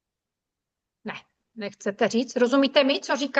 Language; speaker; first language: Czech; native; Czech